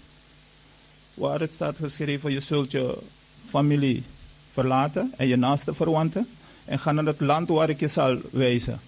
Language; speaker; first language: Dutch; non-native, fluent; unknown